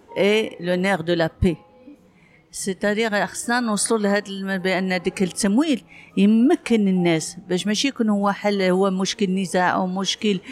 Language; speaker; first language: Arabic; native; Arabic